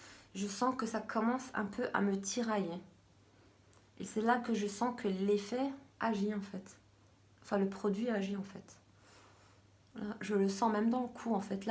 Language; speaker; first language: French; native; French